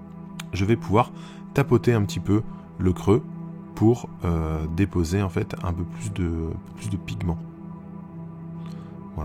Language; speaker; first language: French; native; French